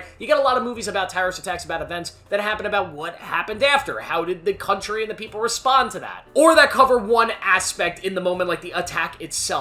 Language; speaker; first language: English; native; English